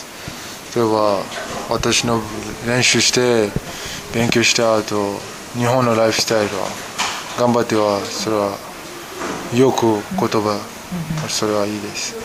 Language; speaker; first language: Japanese; non-native, learner; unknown